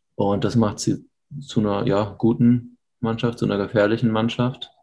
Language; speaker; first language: German; native; German